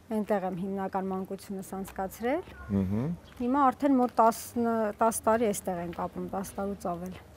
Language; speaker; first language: Armenian; native; Armenian